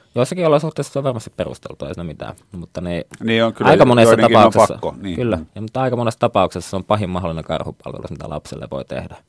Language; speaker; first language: Finnish; native; Finnish